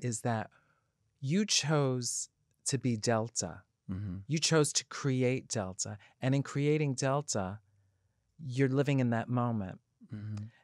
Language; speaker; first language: English; native; English